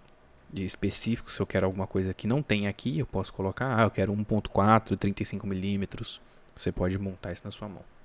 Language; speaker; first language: Portuguese; native; Portuguese